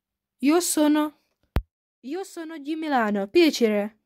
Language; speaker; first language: Italian; non-native, learner; Czech